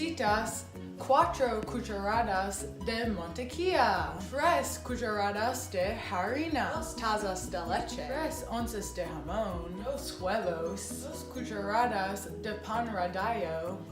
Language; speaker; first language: Spanish; non-native, learner; English